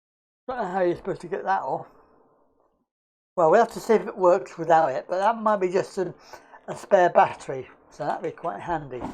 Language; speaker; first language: English; native; English